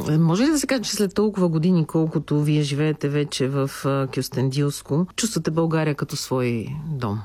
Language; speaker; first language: Bulgarian; native; Bulgarian